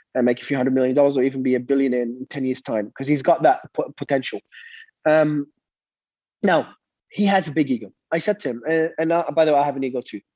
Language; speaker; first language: English; early bilingual, other home language; Arabic